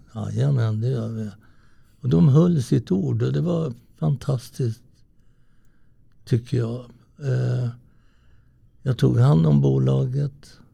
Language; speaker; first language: Swedish; early bilingual, other home language; Italian